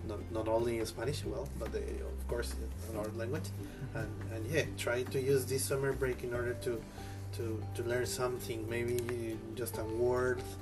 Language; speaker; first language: English; non-native, fluent; Spanish